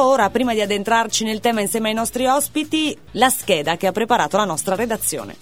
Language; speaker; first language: Italian; native; Italian